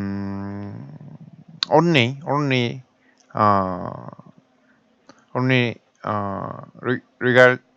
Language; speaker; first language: English; non-native, learner; Korean